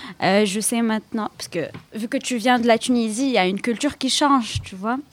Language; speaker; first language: French; non-native, local second language; Arabic